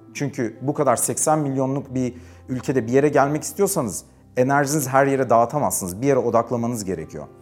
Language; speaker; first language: Turkish; native; Turkish